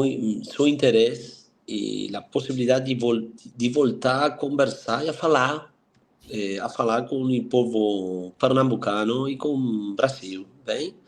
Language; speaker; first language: Portuguese; non-native, fluent; Spanish